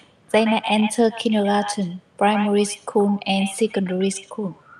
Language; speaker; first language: English; non-native, learner; Vietnamese